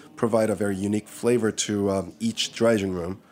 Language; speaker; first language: English; early bilingual, other home language; Korean